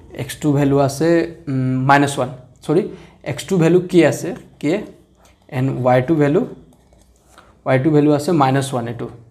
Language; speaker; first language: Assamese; non-native, local second language; Hindi